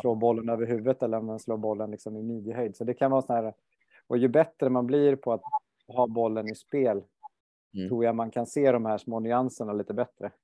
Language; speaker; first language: Swedish; native; Swedish